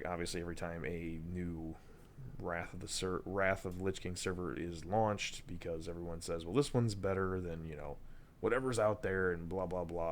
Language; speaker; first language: English; native; English